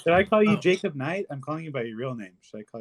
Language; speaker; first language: English; native; English